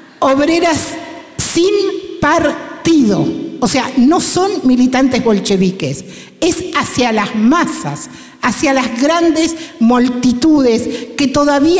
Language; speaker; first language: Spanish; native; Spanish